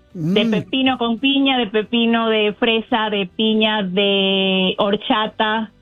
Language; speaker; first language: Spanish; native; Spanish